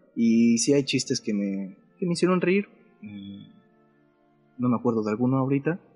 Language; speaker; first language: Spanish; native; Spanish